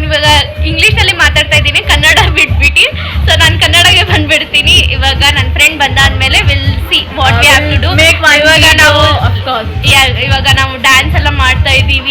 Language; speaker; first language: Kannada; non-native, local second language; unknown